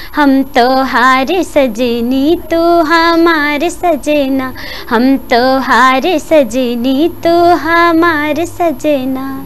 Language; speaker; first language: Bhojpuri; non-native, local second language; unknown